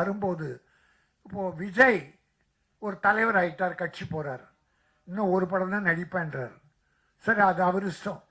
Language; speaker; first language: Tamil; native; Tamil